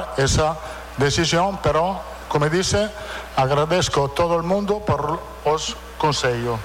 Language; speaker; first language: Portuguese; non-native, fluent; Italian